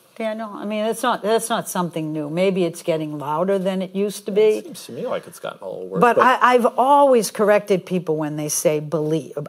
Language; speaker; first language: English; native; English